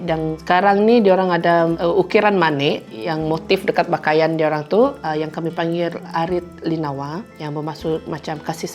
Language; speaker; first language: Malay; non-native, local second language; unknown